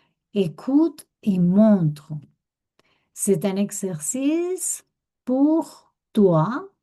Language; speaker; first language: French; non-native, fluent; Spanish